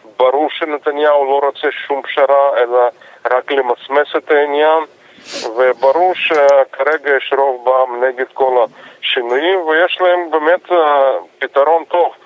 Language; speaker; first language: Hebrew; non-native, fluent; Russian